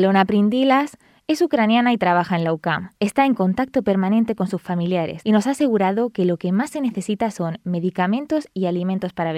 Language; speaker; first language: Spanish; native; Spanish